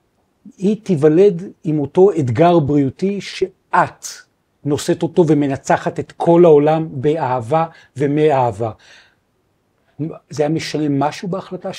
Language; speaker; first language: Hebrew; native; Hebrew